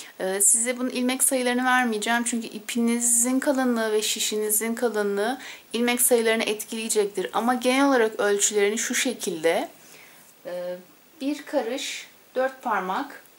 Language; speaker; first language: Turkish; native; Turkish